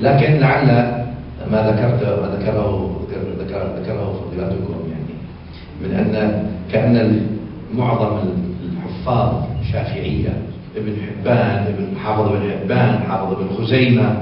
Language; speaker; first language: Arabic; native; Arabic